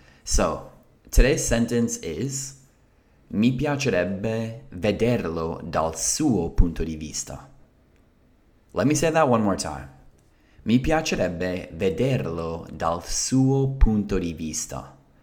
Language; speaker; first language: Italian; non-native, fluent; English